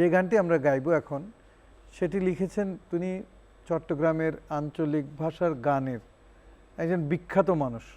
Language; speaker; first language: Bangla; non-native, local second language; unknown